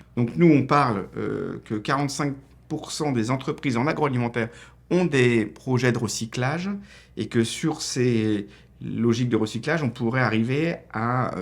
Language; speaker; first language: French; native; French